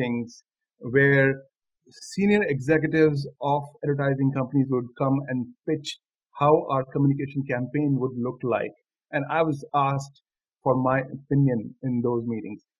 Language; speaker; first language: English; non-native, local second language; Hindi